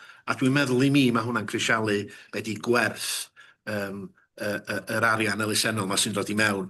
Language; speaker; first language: Welsh; native; Welsh